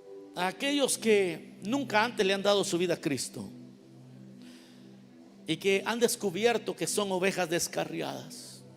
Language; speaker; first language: Spanish; native; Spanish